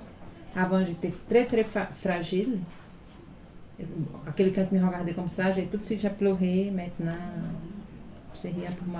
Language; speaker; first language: French; non-native, learner; Portuguese